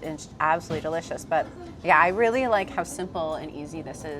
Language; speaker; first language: English; native; English